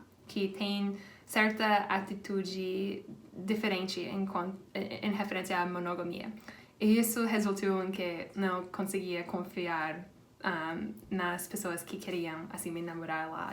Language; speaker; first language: Portuguese; non-native, fluent; English